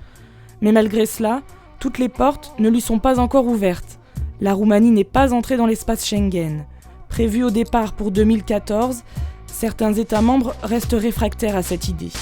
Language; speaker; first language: French; native; French